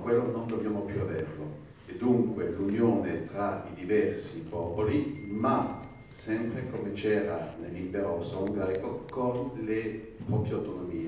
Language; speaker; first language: Italian; non-native, fluent; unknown